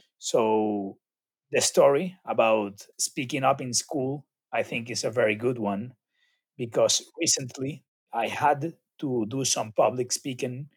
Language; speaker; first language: English; non-native, learner; Spanish